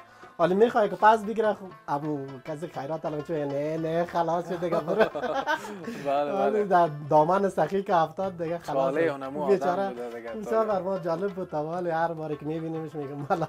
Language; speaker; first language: Persian; native; Persian